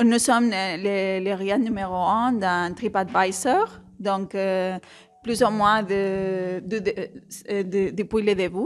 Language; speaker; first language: French; non-native, fluent; Spanish